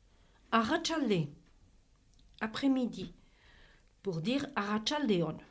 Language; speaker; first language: Basque; non-native, fluent; French